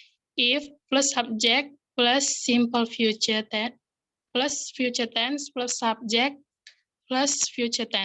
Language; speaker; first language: English; non-native, learner; Indonesian